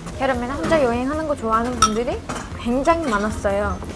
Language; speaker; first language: Korean; non-native, fluent; Turkish